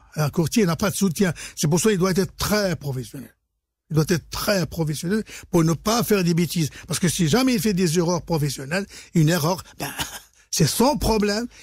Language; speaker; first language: French; non-native, local second language; Arabic